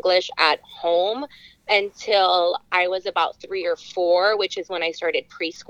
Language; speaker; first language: English; native; English